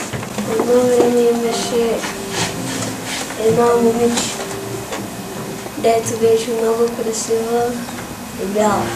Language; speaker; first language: Bulgarian; early bilingual, heritage; Bulgarian